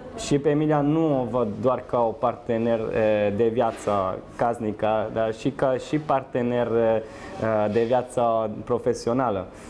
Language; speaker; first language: Romanian; non-native, fluent; Italian